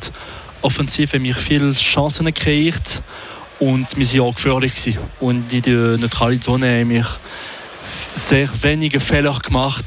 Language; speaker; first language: German; non-native, local second language; French